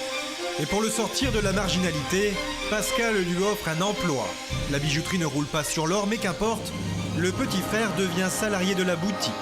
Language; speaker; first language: French; native; French